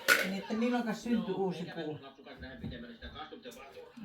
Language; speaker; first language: Finnish; native; Finnish